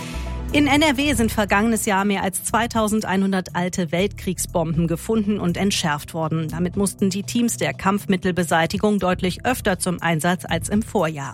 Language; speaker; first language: German; native; German